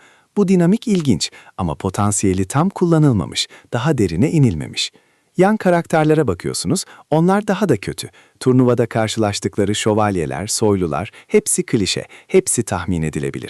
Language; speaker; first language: Turkish; native; Turkish